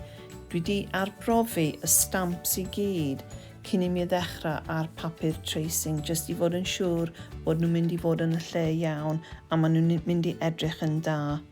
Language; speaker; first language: Welsh; non-native, learner; English